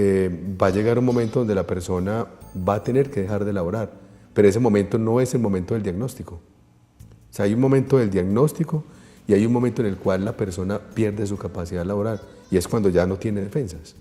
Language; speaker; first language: Spanish; native; Spanish